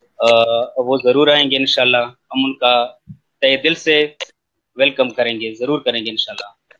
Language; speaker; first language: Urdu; non-native, local second language; Pashto